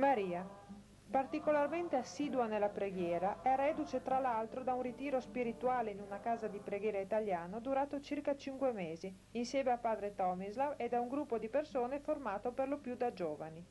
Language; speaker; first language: Italian; native; Italian